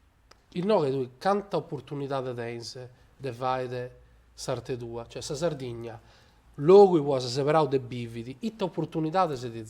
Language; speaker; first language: Italian; native; Italian